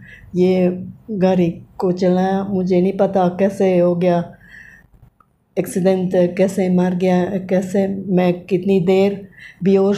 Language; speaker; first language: Hindi; non-native, learner; Bosnian